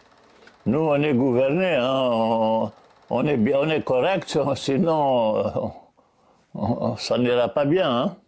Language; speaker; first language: French; non-native, local second language; Arabic